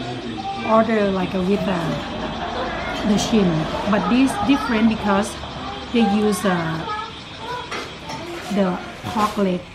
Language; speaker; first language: English; non-native, learner; Thai